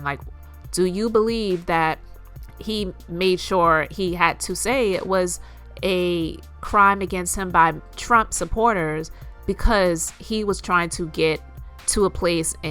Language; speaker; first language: English; native; English